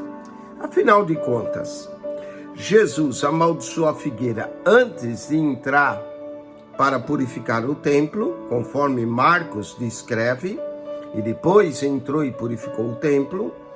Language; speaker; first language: Portuguese; native; Portuguese